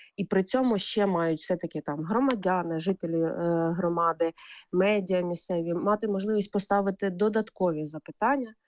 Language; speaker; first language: Ukrainian; native; Ukrainian